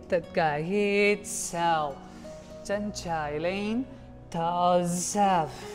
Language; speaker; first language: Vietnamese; non-native, learner; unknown